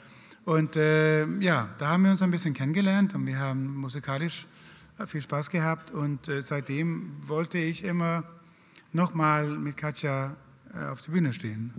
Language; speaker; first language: German; non-native, fluent; Swedish